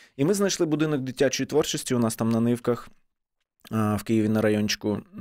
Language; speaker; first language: Ukrainian; non-native, local second language; Russian